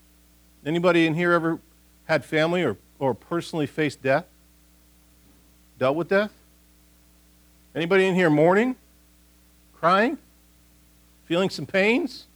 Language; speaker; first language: English; native; English